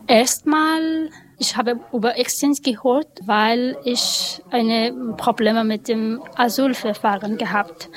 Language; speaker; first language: German; non-native, learner; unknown